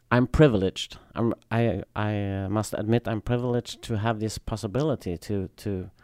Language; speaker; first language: English; non-native, fluent; Swedish